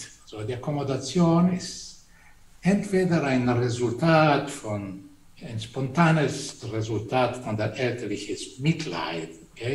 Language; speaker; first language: German; non-native, fluent; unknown